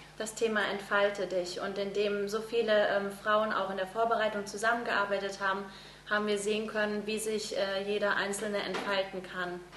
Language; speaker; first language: German; native; German